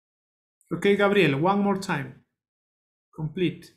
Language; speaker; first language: English; non-native, learner; Spanish